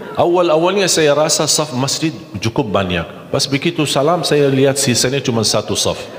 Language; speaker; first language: Malay; non-native, fluent; Arabic